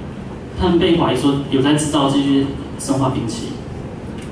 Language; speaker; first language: Chinese; native; Chinese